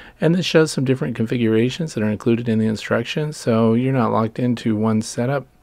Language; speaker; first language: English; native; English